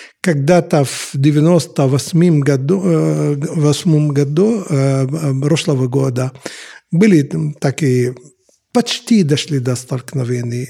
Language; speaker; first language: Russian; non-native, fluent; Arabic